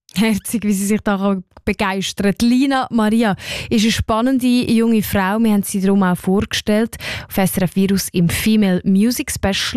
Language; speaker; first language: German; native; German